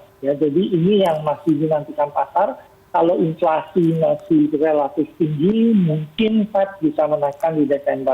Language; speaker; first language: Indonesian; native; Indonesian